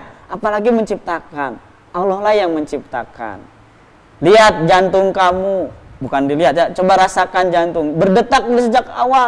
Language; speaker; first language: Indonesian; native; Indonesian